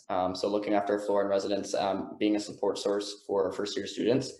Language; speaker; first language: English; native; English